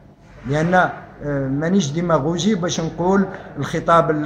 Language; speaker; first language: Arabic; native; Arabic